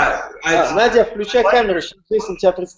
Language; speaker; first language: Russian; native; Russian